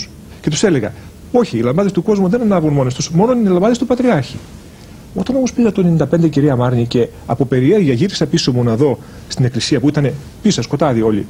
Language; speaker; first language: Greek; native; Greek